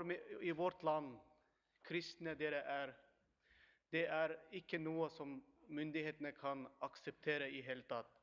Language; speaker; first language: Swedish; non-native, learner; Turkmen